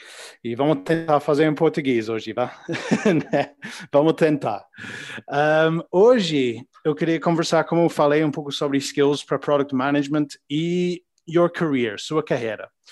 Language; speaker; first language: Portuguese; non-native, learner; English